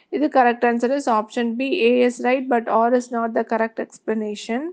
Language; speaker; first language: English; non-native, local second language; Tamil